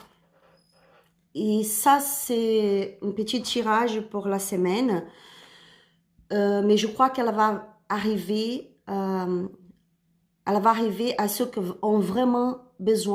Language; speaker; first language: French; non-native, learner; Spanish